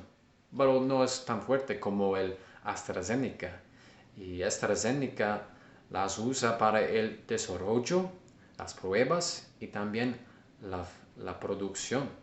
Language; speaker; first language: Spanish; non-native, learner; English